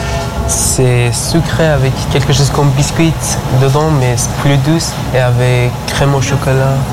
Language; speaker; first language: French; non-native, learner; Persian